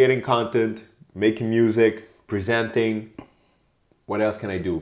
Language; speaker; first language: English; non-native, fluent; Papiamento